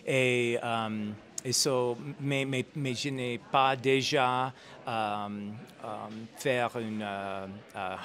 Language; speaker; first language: French; non-native, learner; English